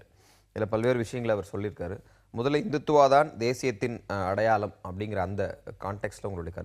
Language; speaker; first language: Tamil; native; Tamil